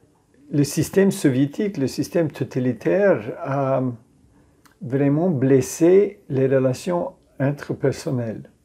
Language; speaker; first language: French; non-native, fluent; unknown